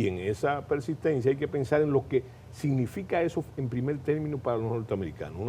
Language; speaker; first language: Spanish; native; Spanish